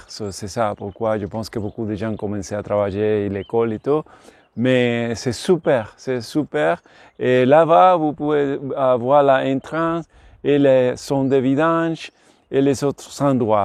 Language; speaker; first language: French; non-native, learner; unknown